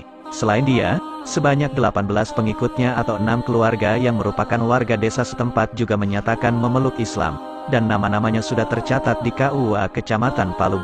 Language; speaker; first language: Indonesian; native; Indonesian